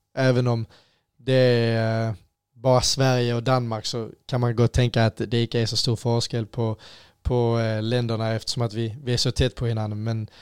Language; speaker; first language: Swedish; native; Swedish